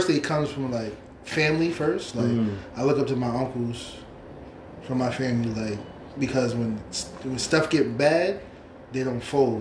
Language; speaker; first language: English; native; English